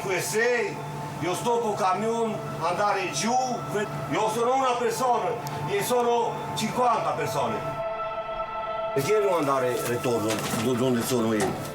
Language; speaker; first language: Italian; non-native, learner; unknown